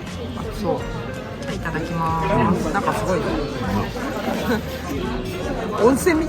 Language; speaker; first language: Japanese; native; Japanese